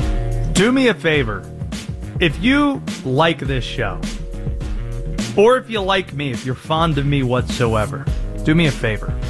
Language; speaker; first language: English; native; English